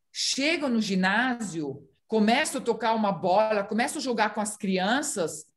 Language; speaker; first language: Portuguese; non-native, fluent; Romanian